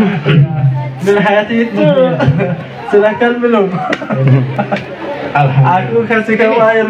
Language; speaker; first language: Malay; non-native, fluent; Arabic